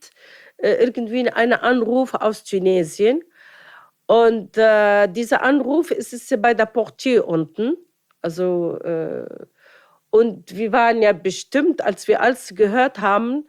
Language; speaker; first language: German; non-native, fluent; Arabic